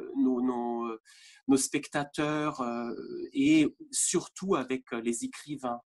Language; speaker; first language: French; non-native, fluent; German